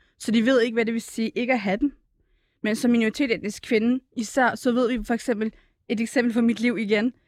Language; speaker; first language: Danish; early bilingual, other home language; Turkish